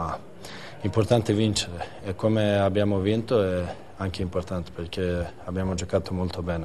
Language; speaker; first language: Italian; non-native, fluent; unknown